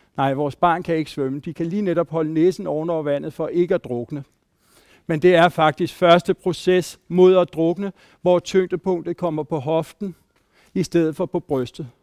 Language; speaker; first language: Danish; native; Danish